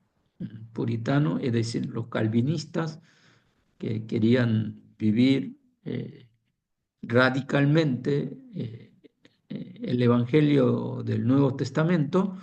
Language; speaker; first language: Spanish; non-native, fluent; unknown